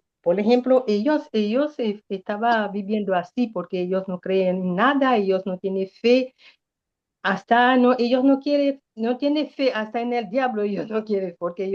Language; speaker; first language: Spanish; non-native, learner; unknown